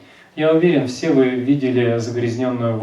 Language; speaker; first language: Russian; native; Russian